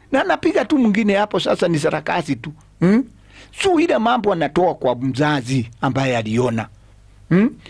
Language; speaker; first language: Swahili; non-native, local second language; Kikuyu